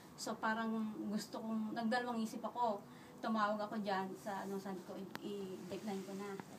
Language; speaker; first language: Filipino; native; Filipino